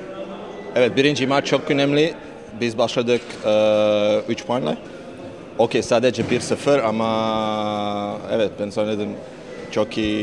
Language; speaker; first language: Turkish; non-native, learner; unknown